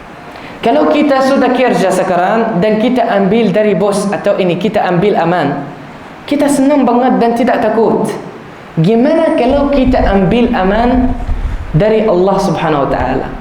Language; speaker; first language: Indonesian; non-native, learner; Arabic